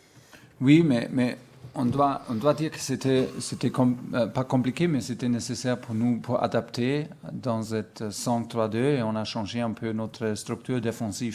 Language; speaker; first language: French; non-native, fluent; German